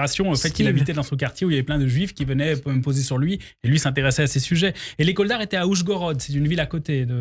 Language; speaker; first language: French; native; French